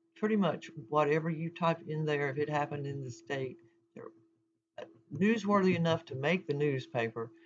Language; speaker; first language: English; native; English